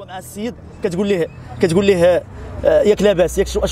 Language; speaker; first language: Arabic; native; Arabic